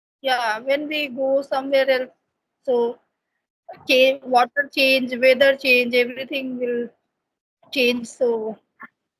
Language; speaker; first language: English; non-native, learner; Hindi